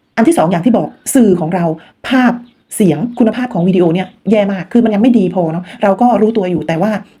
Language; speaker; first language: Thai; non-native, local second language; Khmer